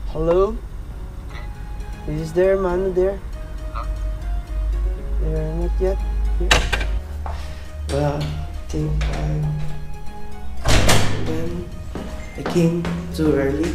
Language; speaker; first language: English; non-native, learner; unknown